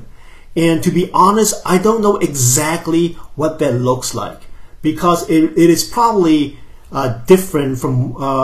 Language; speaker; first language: English; non-native, local second language; Cantonese